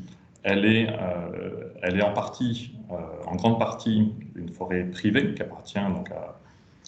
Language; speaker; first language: French; native; French